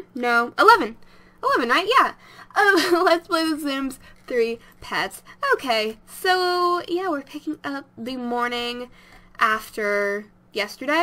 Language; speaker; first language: English; native; English